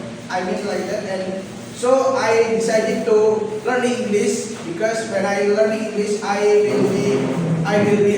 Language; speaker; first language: English; non-native, learner; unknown